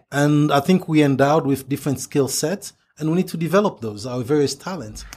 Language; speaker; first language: English; non-native, fluent; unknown